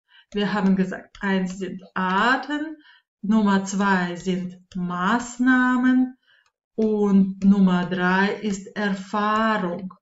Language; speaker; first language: German; non-native, fluent; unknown